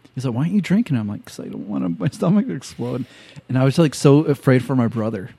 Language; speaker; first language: English; native; English